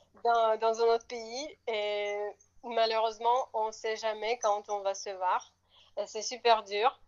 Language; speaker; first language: French; non-native, fluent; Russian